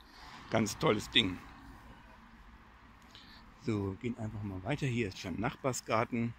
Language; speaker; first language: German; native; German